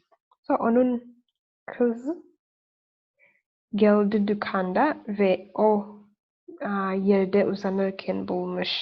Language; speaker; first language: Turkish; non-native, learner; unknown